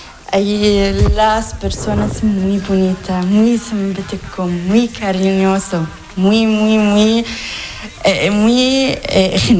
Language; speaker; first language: Spanish; non-native, learner; Arabic